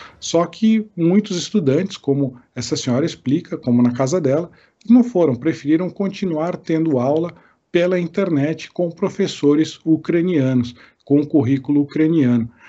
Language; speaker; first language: Portuguese; native; Portuguese